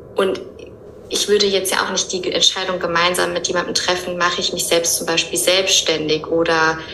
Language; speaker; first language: German; native; German